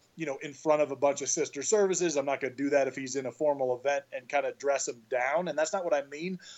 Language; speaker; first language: English; native; English